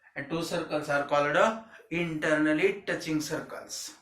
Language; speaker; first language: English; non-native, local second language; Marathi